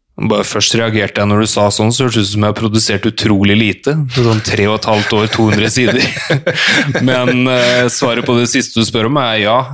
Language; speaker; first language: Norwegian; native; Norwegian